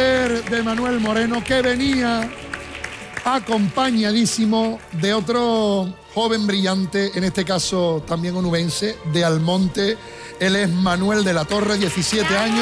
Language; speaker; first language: Spanish; native; Spanish